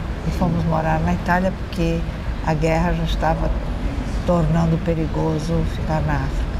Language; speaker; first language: Portuguese; early bilingual, other home language; Italian